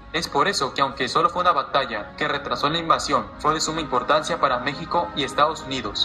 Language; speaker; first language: Spanish; native; Spanish